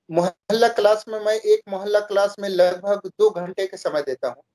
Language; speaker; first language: Hindi; native; Hindi